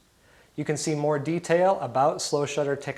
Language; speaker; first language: English; native; English